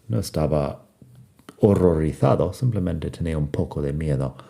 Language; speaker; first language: Spanish; non-native, fluent; English